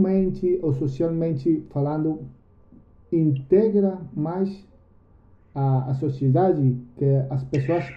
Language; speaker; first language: Portuguese; non-native, learner; Spanish